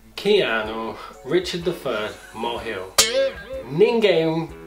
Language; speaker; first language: Portuguese; non-native, learner; English